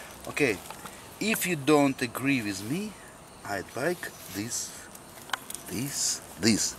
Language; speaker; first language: English; non-native, learner; Russian